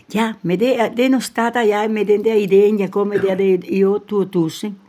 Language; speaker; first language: Danish; non-native, fluent; Spanish